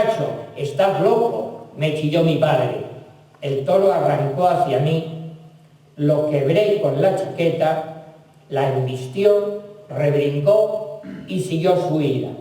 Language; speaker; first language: Spanish; native; Spanish